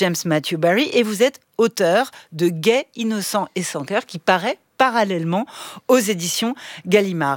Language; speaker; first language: French; native; French